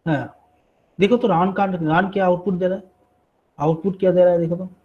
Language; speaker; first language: Hindi; non-native, local second language; Bangla